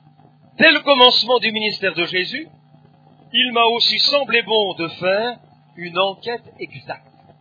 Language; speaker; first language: French; native; French